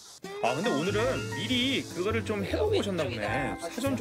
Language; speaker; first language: Korean; native; Korean